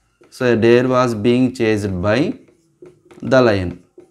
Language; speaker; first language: English; non-native, local second language; Telugu